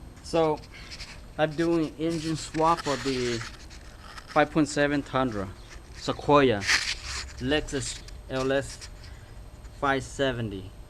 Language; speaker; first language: English; non-native, fluent; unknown